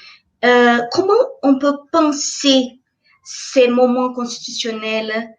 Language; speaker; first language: French; non-native, fluent; Portuguese